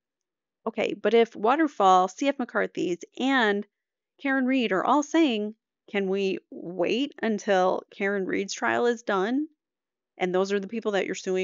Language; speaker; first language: English; native; English